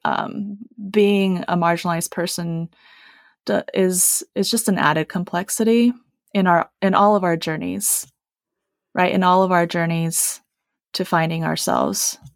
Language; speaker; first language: English; early bilingual, other home language; Chinese